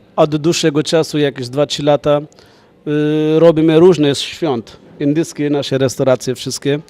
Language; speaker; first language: Polish; non-native, fluent; Punjabi